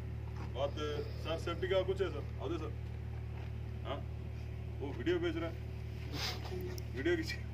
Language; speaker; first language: Hindi; non-native, local second language; Tamil